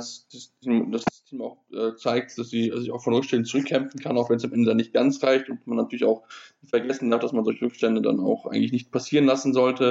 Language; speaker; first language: German; native; German